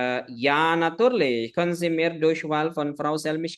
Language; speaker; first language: German; non-native, fluent; Indonesian